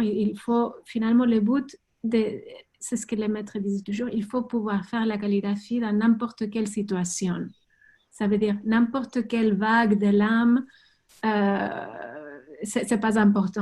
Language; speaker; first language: French; non-native, fluent; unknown